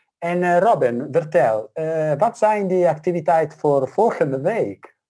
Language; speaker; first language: Dutch; non-native, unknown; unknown